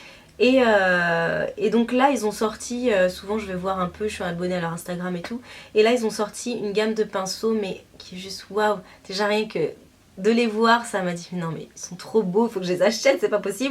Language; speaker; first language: French; native; French